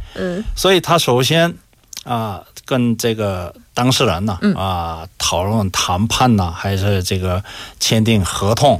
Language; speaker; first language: Chinese; non-native, fluent; Korean